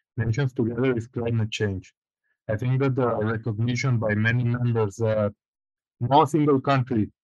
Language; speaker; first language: English; non-native, fluent; Spanish